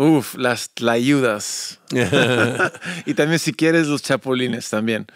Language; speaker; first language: Spanish; early bilingual, other home language; English